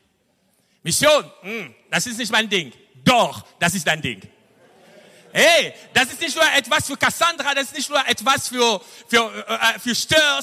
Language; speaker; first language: German; non-native, fluent; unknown